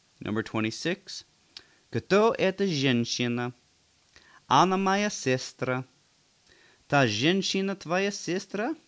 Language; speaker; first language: Russian; non-native, learner; English